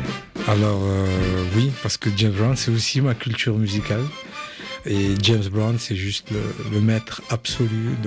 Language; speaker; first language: French; native; French